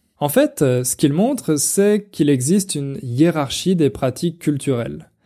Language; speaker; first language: French; native; French